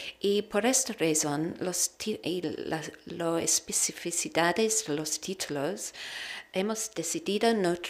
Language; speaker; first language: Spanish; non-native, learner; English